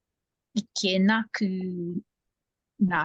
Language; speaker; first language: Japanese; non-native, learner; English